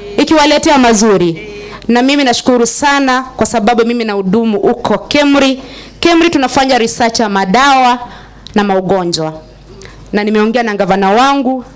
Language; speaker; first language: Swahili; non-native, local second language; Kamba